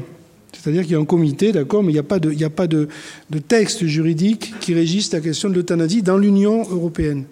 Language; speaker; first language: French; native; French